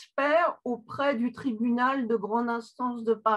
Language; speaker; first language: French; native; French